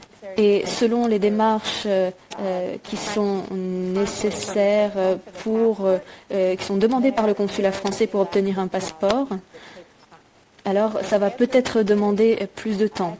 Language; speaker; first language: French; native; French